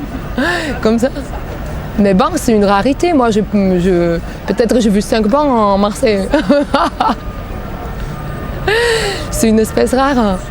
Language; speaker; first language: French; non-native, fluent; Bulgarian